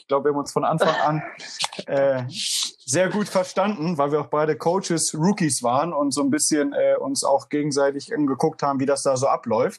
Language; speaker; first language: German; native; German